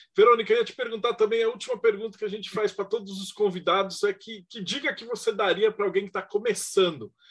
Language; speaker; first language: Portuguese; native; Portuguese